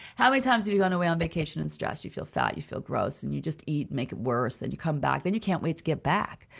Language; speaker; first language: English; native; English